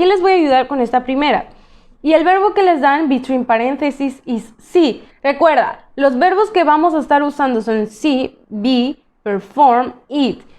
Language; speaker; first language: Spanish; native; Spanish